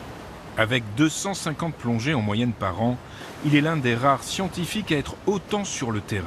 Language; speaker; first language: French; native; French